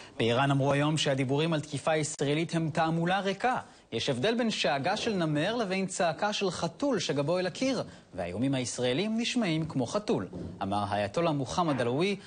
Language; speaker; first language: Hebrew; native; Hebrew